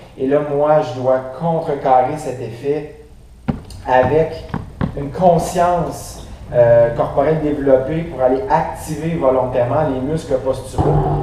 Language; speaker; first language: French; native; French